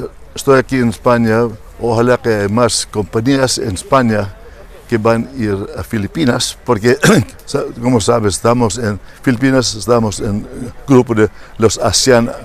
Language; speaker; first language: Spanish; non-native, fluent; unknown